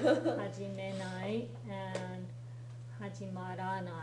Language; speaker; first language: Japanese; non-native, fluent; English